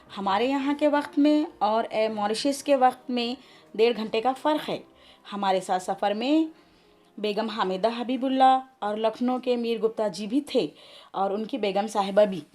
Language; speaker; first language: Urdu; native; Urdu